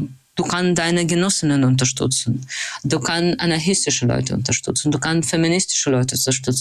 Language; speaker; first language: German; non-native, fluent; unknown